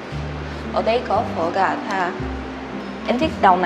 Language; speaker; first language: Vietnamese; non-native, learner; Japanese